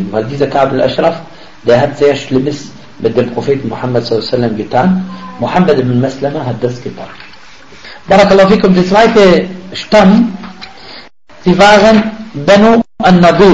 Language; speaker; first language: German; non-native, fluent; Arabic